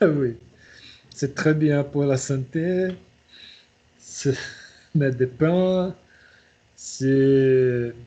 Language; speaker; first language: French; non-native, learner; Portuguese